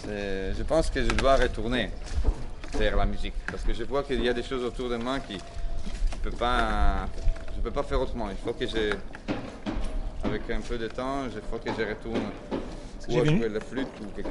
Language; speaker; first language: French; non-native, fluent; Italian